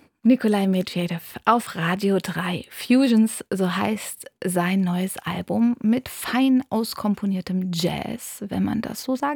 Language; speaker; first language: German; native; German